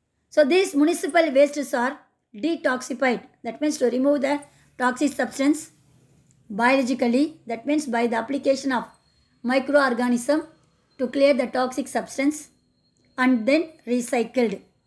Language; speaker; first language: English; non-native, local second language; Tamil